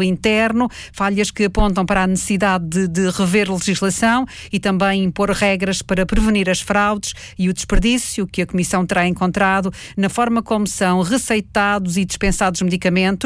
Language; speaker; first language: Portuguese; native; Portuguese